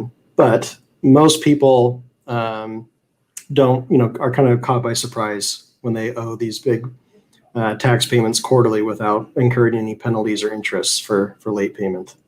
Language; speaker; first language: English; native; English